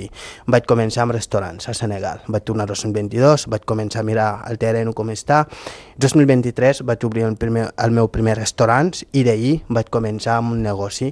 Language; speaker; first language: Catalan; non-native, fluent; Fula